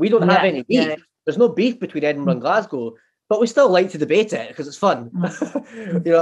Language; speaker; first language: English; native; English